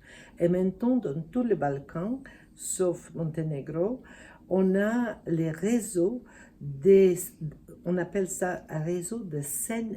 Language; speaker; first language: French; non-native, fluent; Serbian